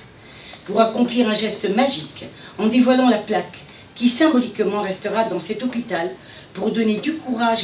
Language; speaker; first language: French; native; French